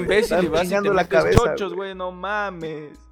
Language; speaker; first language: Spanish; native; Spanish